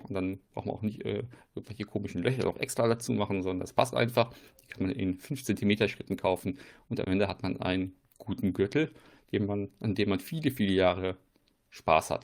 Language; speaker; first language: German; native; German